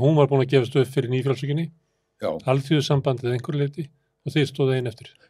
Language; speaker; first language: Icelandic; native; Icelandic